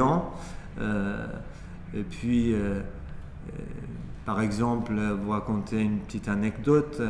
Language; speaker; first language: French; early bilingual, other home language; Persian